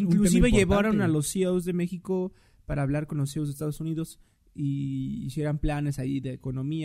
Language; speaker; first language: Spanish; native; Spanish